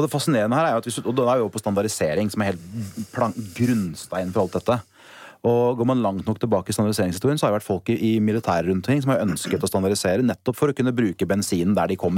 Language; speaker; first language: Norwegian; native; Norwegian